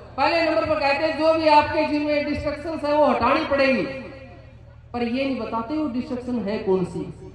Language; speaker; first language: Hindi; native; Hindi